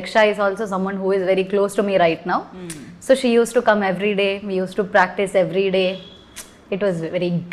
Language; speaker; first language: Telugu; non-native, learner; Malayalam